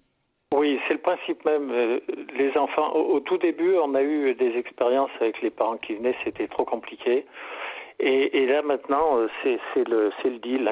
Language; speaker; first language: French; native; French